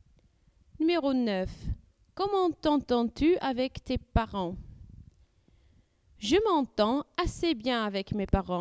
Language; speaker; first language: French; non-native, learner; English